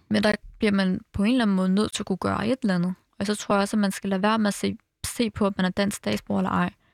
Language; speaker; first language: Danish; early bilingual, other home language; Arabic